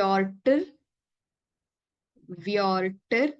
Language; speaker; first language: German; non-native, fluent; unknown